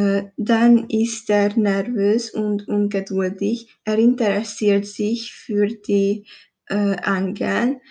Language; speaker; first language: German; non-native, learner; Hungarian